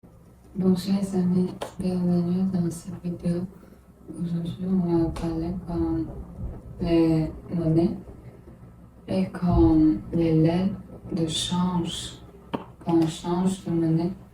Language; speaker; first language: French; non-native, learner; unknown